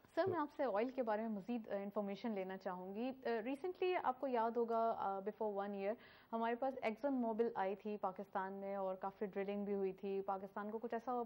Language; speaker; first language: Urdu; native; Urdu